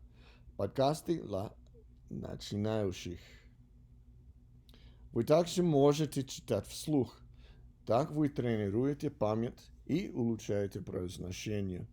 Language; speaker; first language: Russian; non-native, learner; English